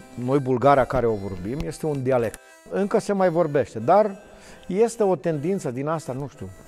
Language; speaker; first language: Romanian; non-native, local second language; Bulgarian